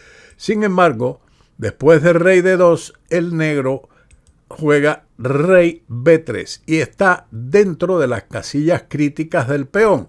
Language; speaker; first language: Spanish; native; Spanish